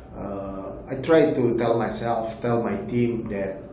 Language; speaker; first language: English; non-native, fluent; Indonesian